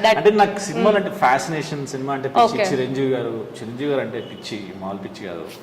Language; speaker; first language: Telugu; native; Telugu